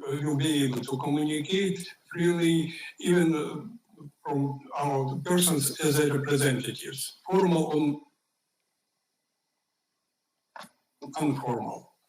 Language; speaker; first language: English; non-native, fluent; Ukrainian